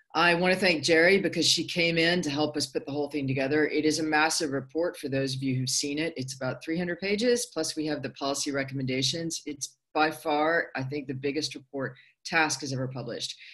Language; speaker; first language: English; native; English